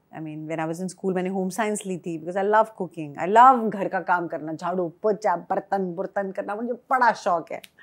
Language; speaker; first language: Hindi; native; Hindi